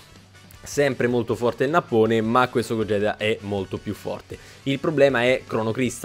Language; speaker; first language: Italian; native; Italian